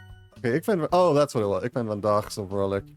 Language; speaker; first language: Dutch; non-native, learner; English